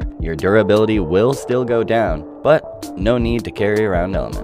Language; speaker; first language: English; native; English